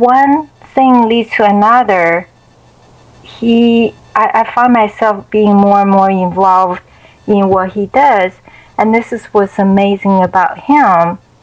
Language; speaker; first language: English; non-native, fluent; Chinese